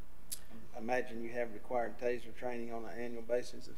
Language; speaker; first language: English; native; English